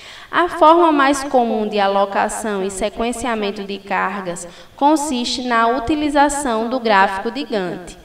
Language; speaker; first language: Portuguese; native; Portuguese